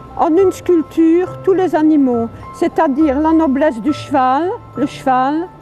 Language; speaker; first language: French; early bilingual, other home language; Polish